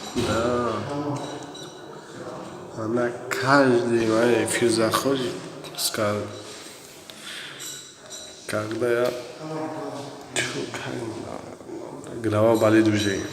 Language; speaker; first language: Russian; non-native, learner; Tajik